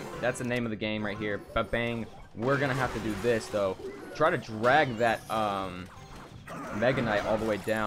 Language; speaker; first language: English; native; English